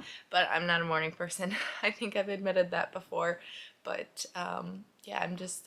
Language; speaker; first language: English; native; English